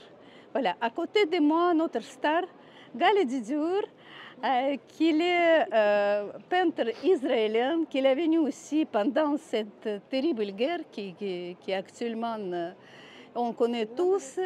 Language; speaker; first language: French; non-native, fluent; Russian